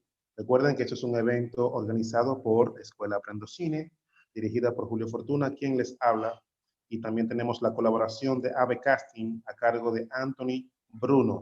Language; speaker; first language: Spanish; native; Spanish